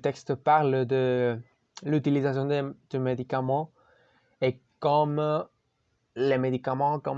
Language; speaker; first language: French; non-native, learner; Spanish